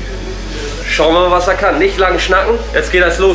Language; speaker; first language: German; native; German